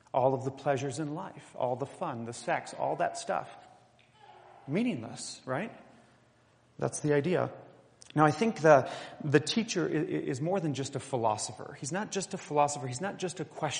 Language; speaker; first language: English; native; English